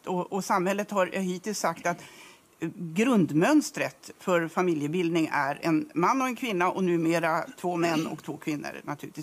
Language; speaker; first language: Swedish; native; Swedish